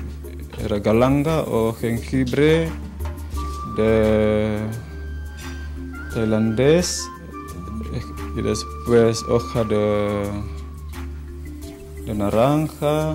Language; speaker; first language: Spanish; non-native, fluent; Indonesian